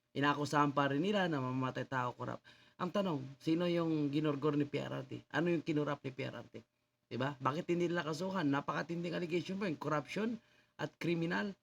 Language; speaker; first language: Filipino; native; Filipino